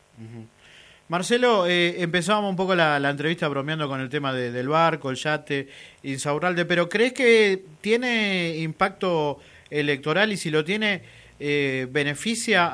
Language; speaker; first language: Spanish; native; Spanish